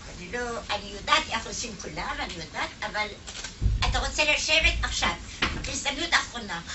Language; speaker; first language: Hebrew; non-native, fluent; German